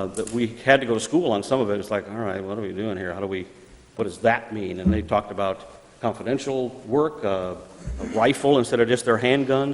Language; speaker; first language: English; native; English